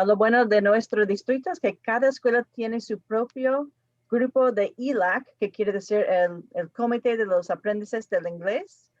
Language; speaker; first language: Spanish; non-native, fluent; English